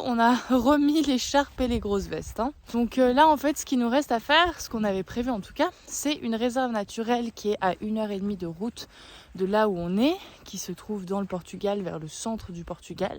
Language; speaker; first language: French; native; French